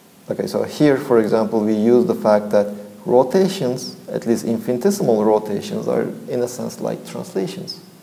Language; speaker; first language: English; non-native, fluent; Turkish